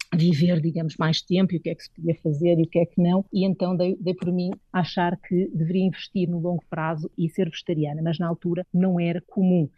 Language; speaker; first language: Portuguese; native; Portuguese